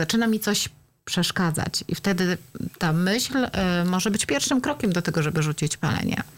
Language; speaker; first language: Polish; native; Polish